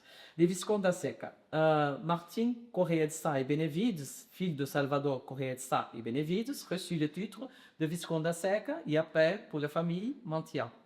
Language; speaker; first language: French; non-native, learner; Portuguese